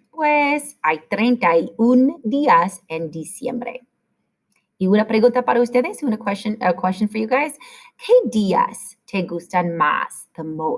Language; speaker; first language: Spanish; non-native, fluent; English